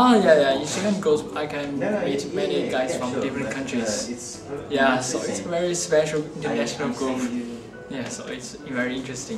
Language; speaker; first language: English; non-native, learner; Chinese